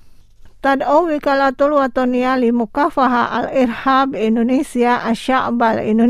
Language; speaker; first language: Arabic; non-native, fluent; Indonesian